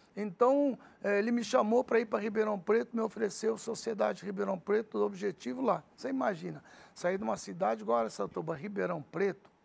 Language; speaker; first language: Portuguese; early bilingual, other home language; Arabic